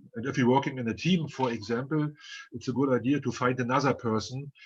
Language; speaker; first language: English; non-native, fluent; German